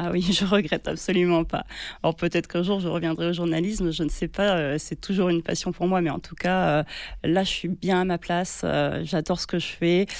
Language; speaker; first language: French; native; French